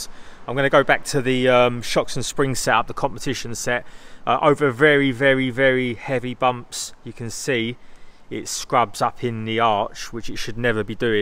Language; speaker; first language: English; native; English